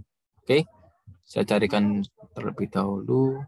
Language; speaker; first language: Indonesian; native; Indonesian